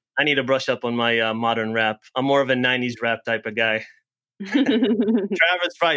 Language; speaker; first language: English; native; English